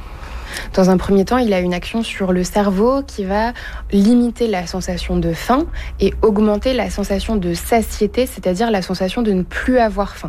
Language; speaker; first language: French; native; French